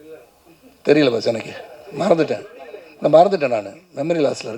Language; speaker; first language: Tamil; native; Tamil